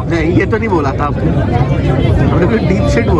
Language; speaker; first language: Hindi; native; Hindi